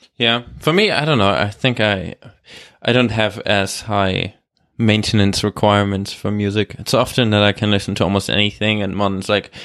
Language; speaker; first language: English; non-native, fluent; German